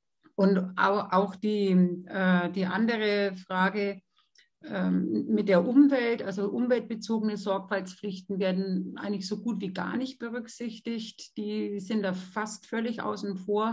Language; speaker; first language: German; native; German